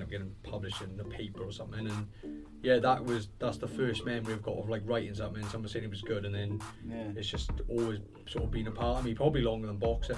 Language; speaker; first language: English; native; English